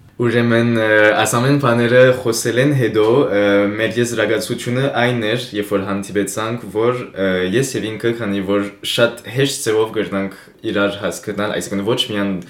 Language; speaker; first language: Armenian; early bilingual, heritage; Armenian